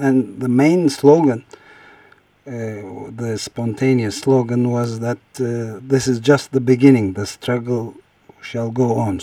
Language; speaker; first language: English; non-native, fluent; Turkish